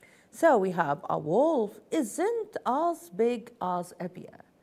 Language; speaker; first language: English; non-native, fluent; Arabic